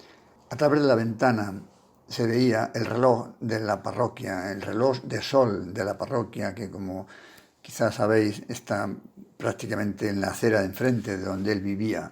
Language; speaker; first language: Spanish; native; Spanish